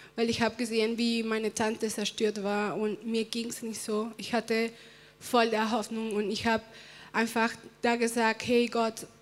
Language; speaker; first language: German; early bilingual, other home language; Spanish